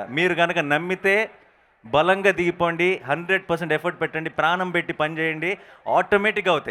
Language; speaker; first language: Telugu; native; Telugu